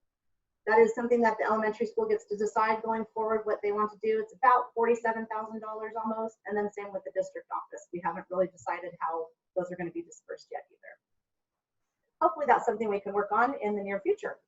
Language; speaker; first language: English; native; English